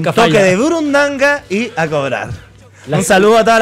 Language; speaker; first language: Spanish; native; Spanish